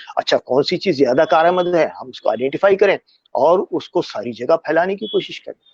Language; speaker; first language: Urdu; native; Urdu